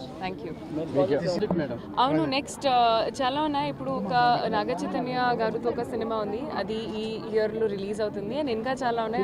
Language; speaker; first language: Telugu; non-native, fluent; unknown